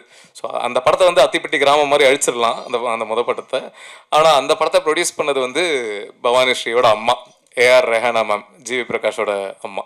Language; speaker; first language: Tamil; native; Tamil